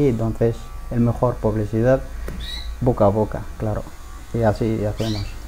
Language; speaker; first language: Spanish; non-native, learner; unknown